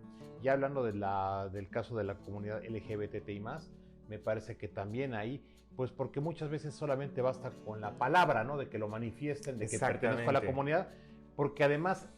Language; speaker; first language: Spanish; native; Spanish